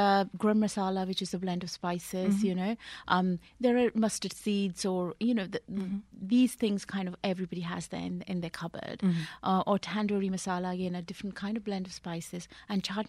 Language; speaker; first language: English; non-native, local second language; Punjabi